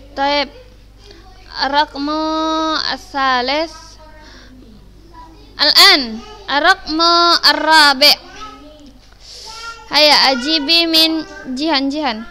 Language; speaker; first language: Arabic; non-native, fluent; Indonesian